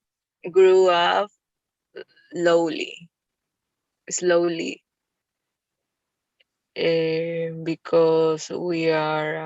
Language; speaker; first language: English; non-native, learner; Spanish